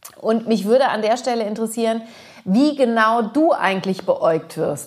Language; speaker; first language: German; early bilingual, other home language; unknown